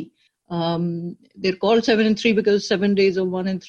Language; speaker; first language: English; non-native, local second language; Urdu